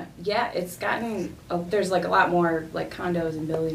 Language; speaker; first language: English; native; English